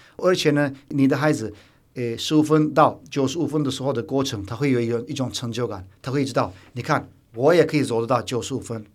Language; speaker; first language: Chinese; non-native, fluent; Turkish